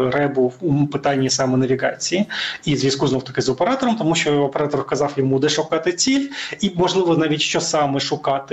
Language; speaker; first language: Ukrainian; native; Ukrainian